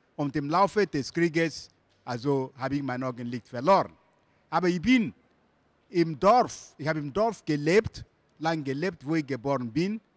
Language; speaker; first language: German; non-native, fluent; Igbo